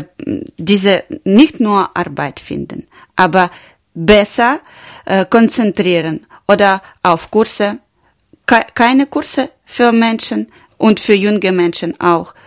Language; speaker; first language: German; non-native, learner; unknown